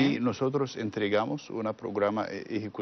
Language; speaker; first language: Spanish; non-native, learner; Arabic